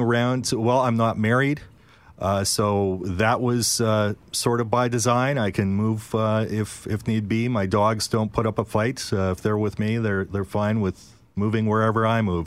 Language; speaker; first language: English; native; English